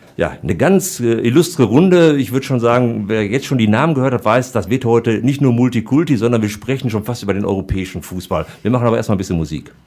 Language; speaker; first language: German; native; German